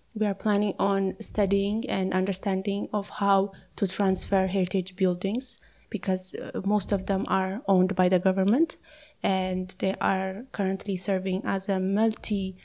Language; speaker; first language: English; non-native, fluent; Amharic